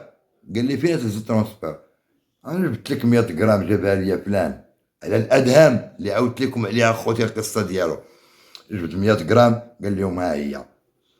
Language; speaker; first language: Arabic; native; Arabic